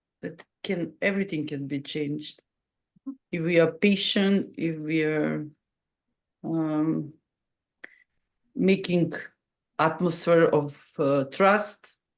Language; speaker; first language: English; non-native, fluent; Macedonian